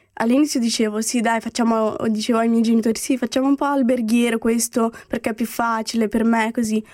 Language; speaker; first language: Italian; early bilingual, other home language; Romany